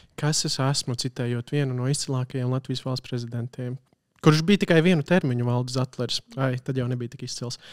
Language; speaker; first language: Latvian; native; Latvian